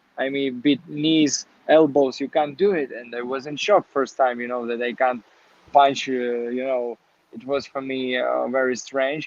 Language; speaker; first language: English; non-native, learner; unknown